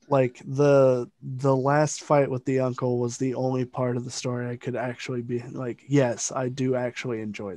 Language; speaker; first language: English; native; English